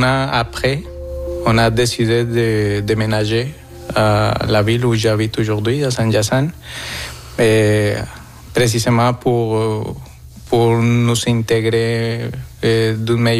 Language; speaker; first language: French; non-native, fluent; Spanish